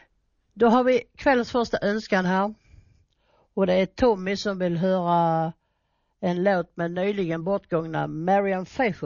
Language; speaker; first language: Swedish; native; Swedish